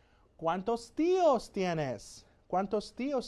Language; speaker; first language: Spanish; non-native, fluent; English